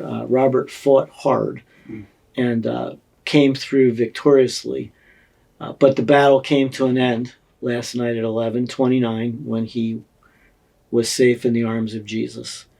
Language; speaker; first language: English; native; English